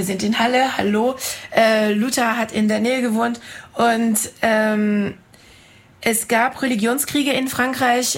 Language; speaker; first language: German; non-native, fluent; French